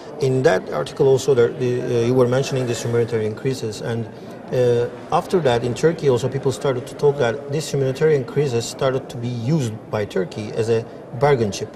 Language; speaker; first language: English; non-native, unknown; Turkish